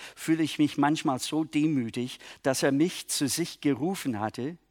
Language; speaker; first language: German; non-native, fluent; English